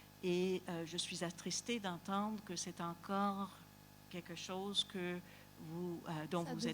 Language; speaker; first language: French; native; French